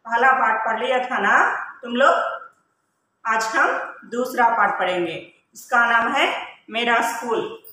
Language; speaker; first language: Hindi; non-native, local second language; Telugu